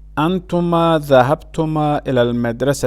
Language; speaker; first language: Arabic; non-native, learner; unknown